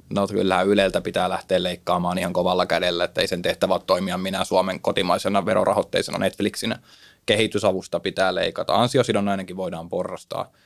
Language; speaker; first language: Finnish; native; Finnish